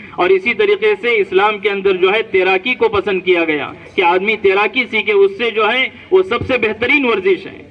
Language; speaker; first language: Urdu; non-native, local second language; Konkani